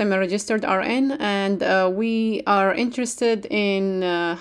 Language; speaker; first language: English; non-native, fluent; Arabic